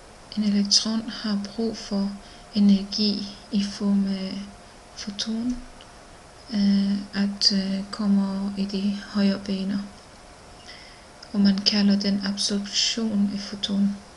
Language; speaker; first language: Danish; non-native, learner; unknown